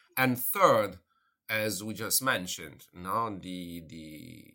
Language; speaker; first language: English; non-native, fluent; Italian